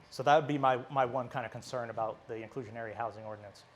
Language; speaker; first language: English; native; English